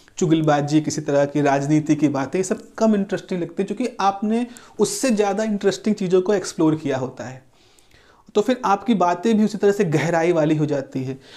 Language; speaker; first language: Hindi; native; Hindi